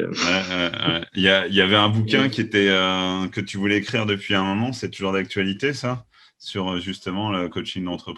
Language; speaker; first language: French; native; French